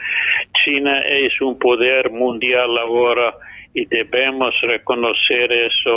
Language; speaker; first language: Spanish; non-native, fluent; English